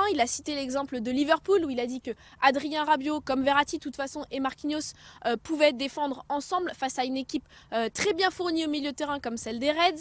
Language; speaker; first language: French; native; French